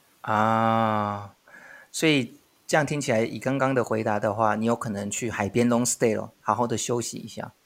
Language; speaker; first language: Chinese; native; Chinese